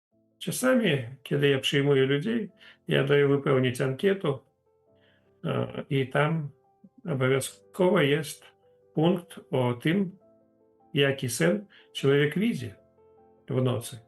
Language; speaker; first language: Polish; non-native, fluent; Russian